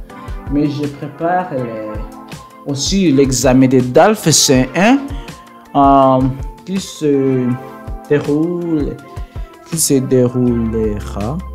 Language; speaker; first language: French; non-native, learner; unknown